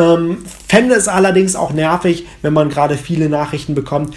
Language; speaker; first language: German; native; German